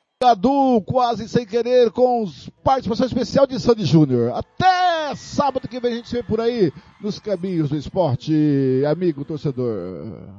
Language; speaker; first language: Portuguese; native; Portuguese